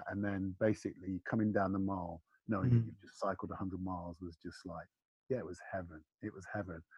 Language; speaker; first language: English; native; English